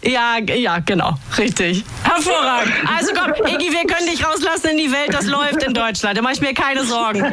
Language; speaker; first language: German; native; German